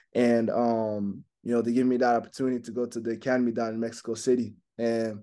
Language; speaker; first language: English; non-native, fluent; French